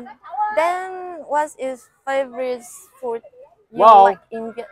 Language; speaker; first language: English; non-native, learner; Vietnamese